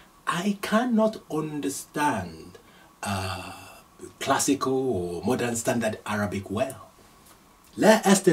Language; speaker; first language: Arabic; non-native, fluent; Yoruba